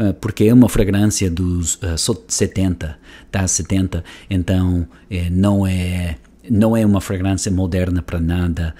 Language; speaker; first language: Portuguese; non-native, learner; Spanish